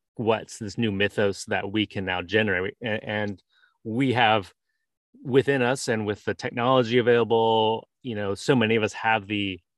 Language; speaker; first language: English; native; English